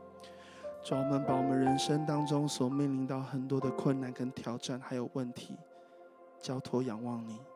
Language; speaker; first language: Chinese; native; Chinese